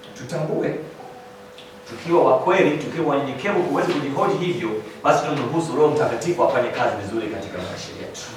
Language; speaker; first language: Swahili; non-native, fluent; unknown